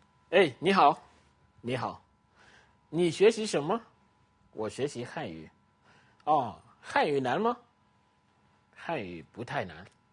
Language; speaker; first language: Chinese; non-native, fluent; French